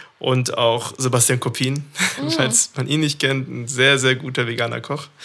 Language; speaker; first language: German; early bilingual, other home language; Persian